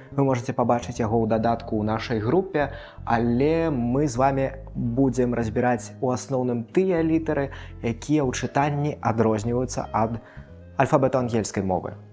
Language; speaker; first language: Belarusian; non-native, local second language; Russian